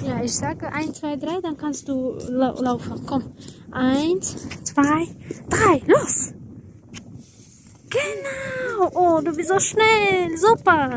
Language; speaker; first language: German; non-native, fluent; Tajik